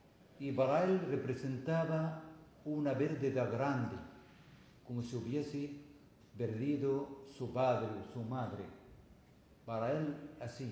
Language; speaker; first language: Spanish; non-native, fluent; Arabic